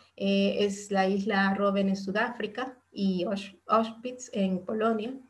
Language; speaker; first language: Spanish; native; Spanish